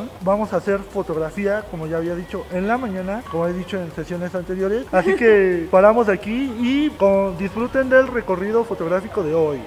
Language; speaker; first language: Spanish; native; Spanish